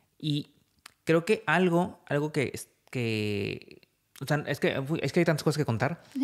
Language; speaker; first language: Spanish; native; Spanish